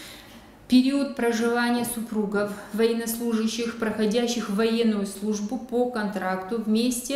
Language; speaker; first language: Russian; native; Russian